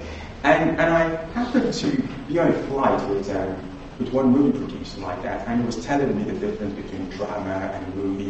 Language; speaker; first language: English; non-native, local second language; Yoruba